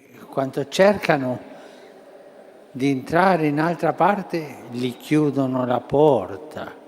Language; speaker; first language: Italian; early bilingual, heritage; Spanish